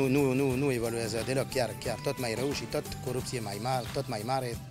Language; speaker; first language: Romanian; non-native, fluent; French